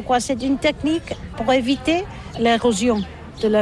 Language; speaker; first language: French; non-native, learner; Catalan